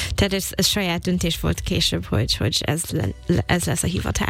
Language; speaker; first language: Hungarian; non-native, fluent; English